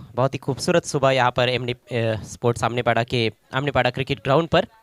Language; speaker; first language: Hindi; non-native, local second language; Marathi